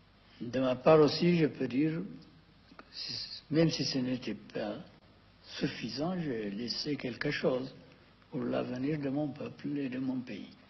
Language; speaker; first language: French; non-native, fluent; Amharic